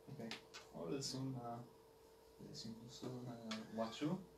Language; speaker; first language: Spanish; non-native, learner; English